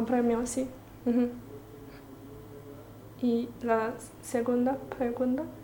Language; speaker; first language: Spanish; non-native, learner; Chinese